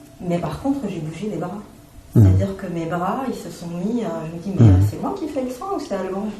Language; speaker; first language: French; native; French